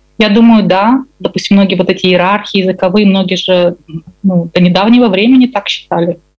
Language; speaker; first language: Russian; native; Russian